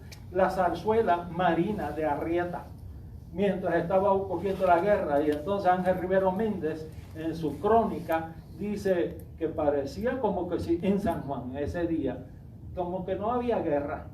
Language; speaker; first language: Spanish; native; Spanish